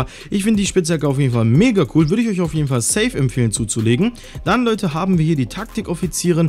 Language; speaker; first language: German; native; German